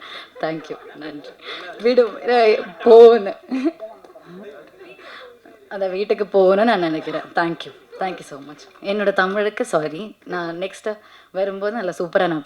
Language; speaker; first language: Tamil; non-native, learner; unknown